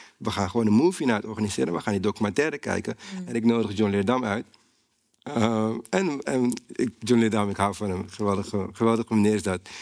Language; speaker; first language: Dutch; native; Dutch